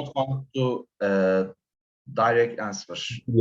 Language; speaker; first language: English; non-native, learner; Turkish